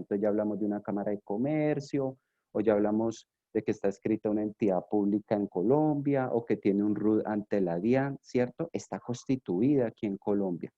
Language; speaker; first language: Spanish; native; Spanish